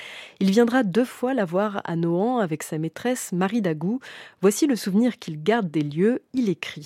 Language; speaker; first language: French; native; French